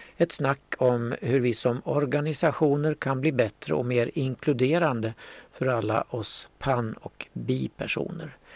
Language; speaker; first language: Swedish; native; Swedish